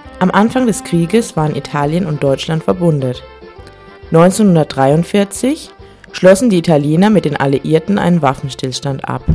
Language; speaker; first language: German; native; German